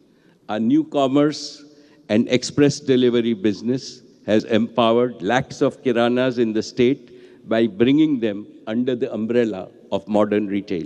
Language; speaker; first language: English; non-native, local second language; Gujarati